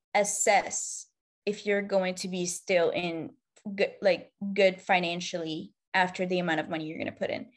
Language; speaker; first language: English; non-native, fluent; Arabic